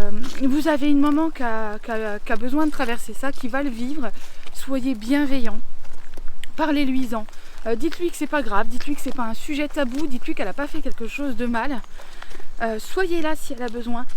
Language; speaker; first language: French; native; French